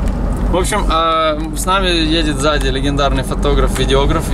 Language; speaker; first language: Russian; native; Russian